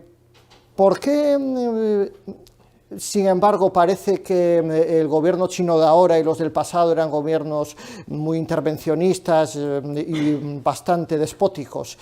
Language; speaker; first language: Spanish; native; Spanish